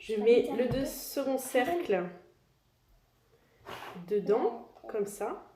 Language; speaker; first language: French; native; French